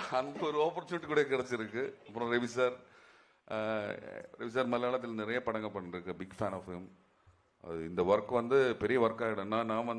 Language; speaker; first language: Tamil; non-native, learner; Malayalam